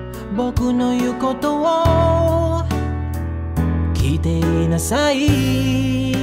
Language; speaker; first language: Japanese; non-native, learner; Filipino